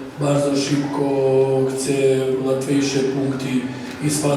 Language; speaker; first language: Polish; non-native, learner; Serbian